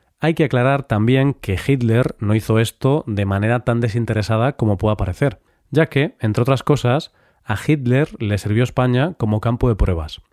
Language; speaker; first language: Spanish; native; Spanish